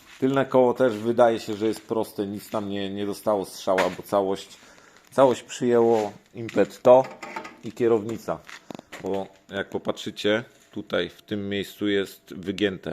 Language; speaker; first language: Polish; native; Polish